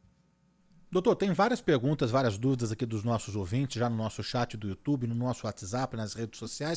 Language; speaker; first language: Portuguese; native; Portuguese